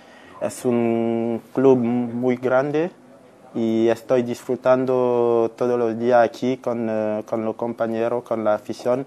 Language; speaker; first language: Spanish; non-native, fluent; French